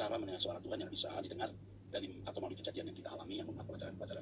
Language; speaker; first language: Indonesian; native; Indonesian